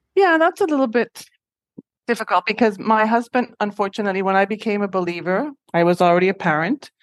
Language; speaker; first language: English; non-native, fluent; Spanish